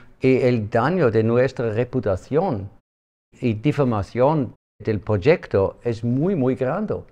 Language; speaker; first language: Spanish; non-native, learner; German